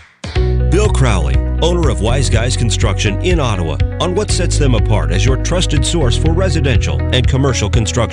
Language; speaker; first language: English; native; English